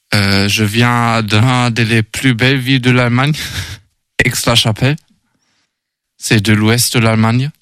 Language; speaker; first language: French; non-native, learner; German